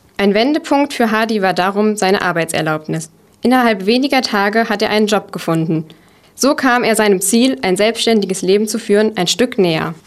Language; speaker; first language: German; native; German